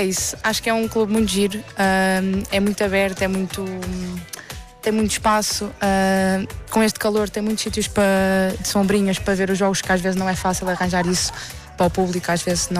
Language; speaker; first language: Portuguese; native; Portuguese